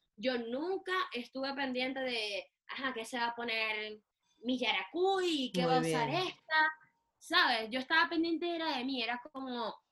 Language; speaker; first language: Spanish; native; Spanish